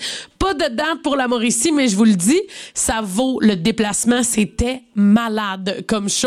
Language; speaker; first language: French; native; French